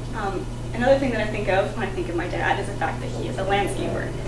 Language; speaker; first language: English; native; English